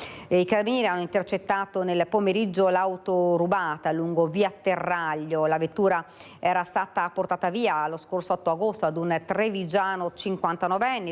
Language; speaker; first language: Italian; native; Italian